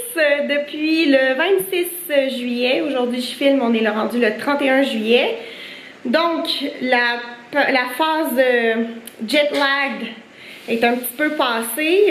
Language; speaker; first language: French; native; French